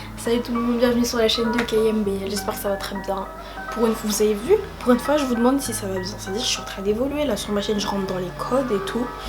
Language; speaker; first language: French; native; French